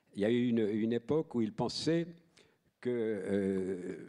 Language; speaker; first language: French; native; French